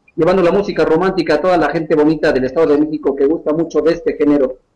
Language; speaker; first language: Spanish; native; Spanish